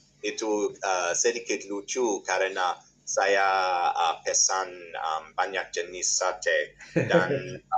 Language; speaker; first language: Indonesian; non-native, learner; English